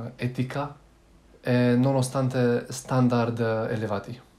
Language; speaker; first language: Italian; non-native, learner; Romanian